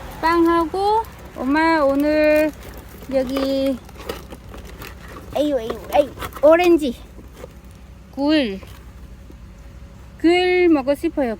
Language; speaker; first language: Korean; non-native, learner; Vietnamese